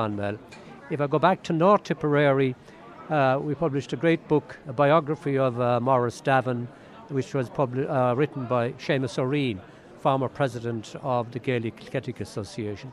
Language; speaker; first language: English; native; English